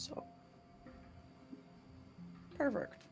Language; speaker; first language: English; native; English